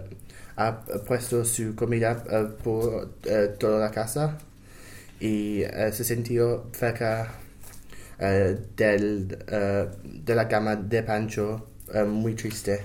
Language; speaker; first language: Spanish; non-native, learner; English